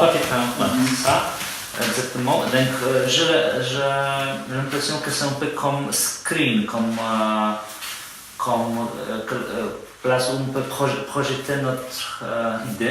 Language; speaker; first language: French; non-native, fluent; Polish